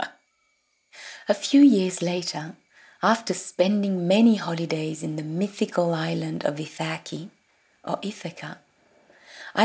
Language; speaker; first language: English; non-native, fluent; French